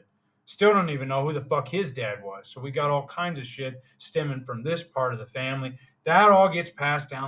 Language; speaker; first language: English; native; English